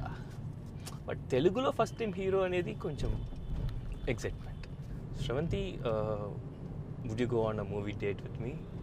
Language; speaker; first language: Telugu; non-native, learner; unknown